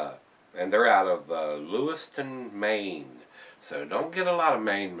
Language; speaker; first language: English; native; English